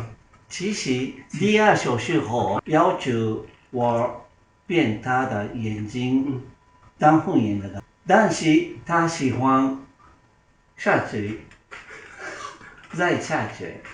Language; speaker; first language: Chinese; non-native, learner; Japanese